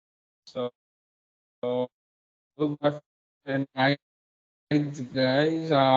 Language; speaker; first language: English; non-native, learner; Spanish